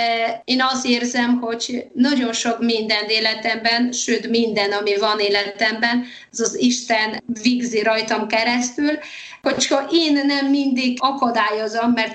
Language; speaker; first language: Hungarian; non-native, fluent; Polish